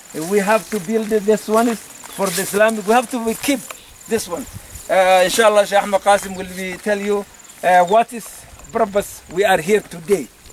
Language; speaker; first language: English; non-native, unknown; Oromo